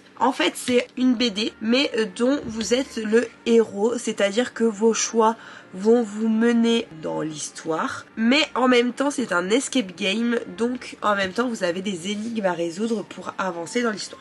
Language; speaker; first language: French; native; French